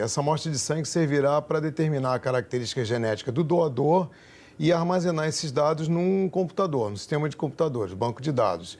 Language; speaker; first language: Portuguese; native; Portuguese